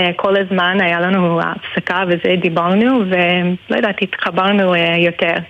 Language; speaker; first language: Hebrew; non-native, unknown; English